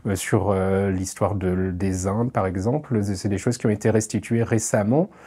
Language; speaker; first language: French; native; French